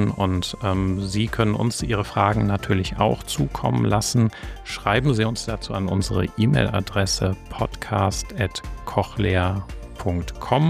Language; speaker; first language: German; native; German